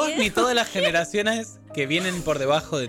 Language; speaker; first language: Spanish; native; Spanish